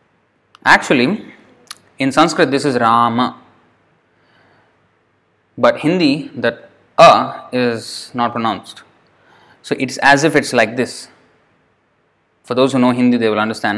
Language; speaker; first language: English; non-native, local second language; Telugu